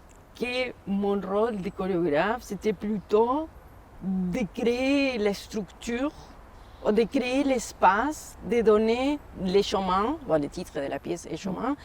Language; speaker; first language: French; non-native, fluent; Spanish